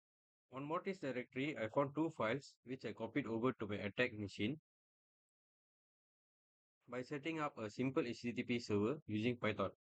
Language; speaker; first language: English; non-native, local second language; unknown